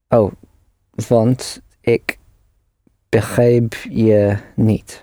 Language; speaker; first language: Dutch; non-native, learner; English